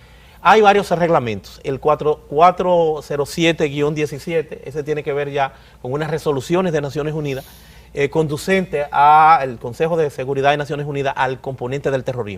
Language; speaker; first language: Spanish; native; Spanish